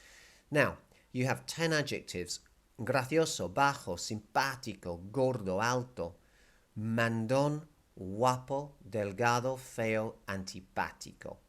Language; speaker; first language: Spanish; non-native, fluent; English